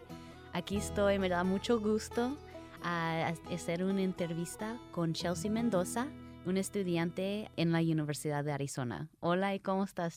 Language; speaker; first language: Spanish; early bilingual, heritage; Spanish